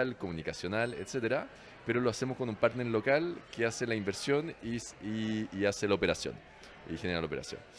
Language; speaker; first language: Spanish; non-native, fluent; French